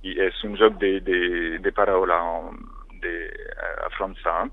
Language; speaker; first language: Catalan; non-native, fluent; French